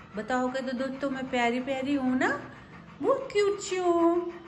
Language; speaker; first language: Hindi; native; Hindi